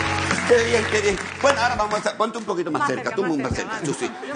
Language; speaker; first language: Spanish; native; Spanish